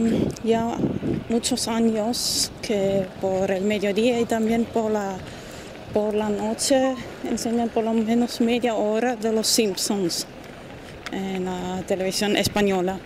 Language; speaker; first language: Spanish; non-native, fluent; German